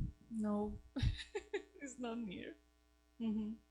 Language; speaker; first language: English; non-native, learner; Spanish